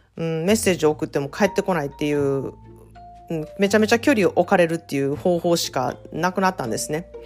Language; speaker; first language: Japanese; native; Japanese